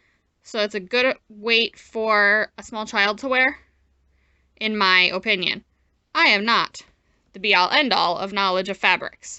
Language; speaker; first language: English; native; English